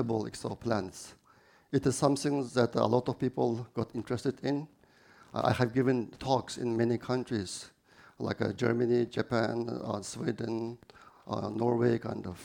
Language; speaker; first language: English; non-native, fluent; Chinese